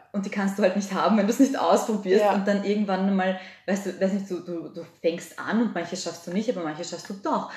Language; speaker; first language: German; early bilingual, other home language; Serbian